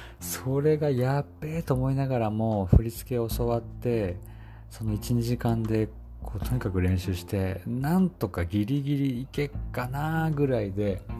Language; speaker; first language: Japanese; native; Japanese